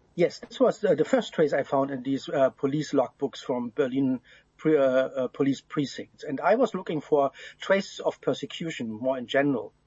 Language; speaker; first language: English; non-native, fluent; German